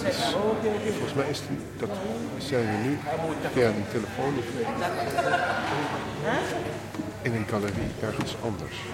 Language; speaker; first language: Dutch; native; Dutch